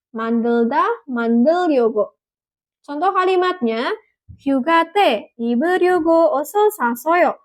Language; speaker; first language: Korean; non-native, fluent; Indonesian